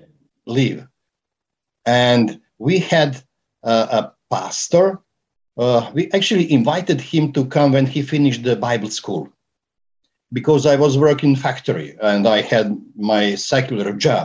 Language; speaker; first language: English; non-native, fluent; Serbian